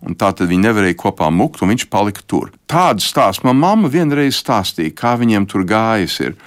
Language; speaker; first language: Latvian; early bilingual, heritage; Latvian